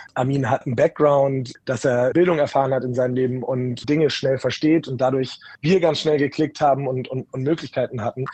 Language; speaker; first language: German; native; German